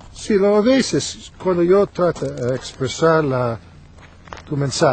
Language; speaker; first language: Spanish; non-native, learner; English